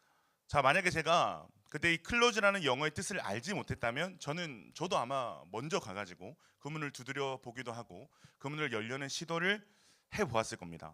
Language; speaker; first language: Korean; native; Korean